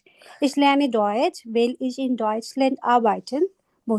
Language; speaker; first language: German; non-native, learner; Bangla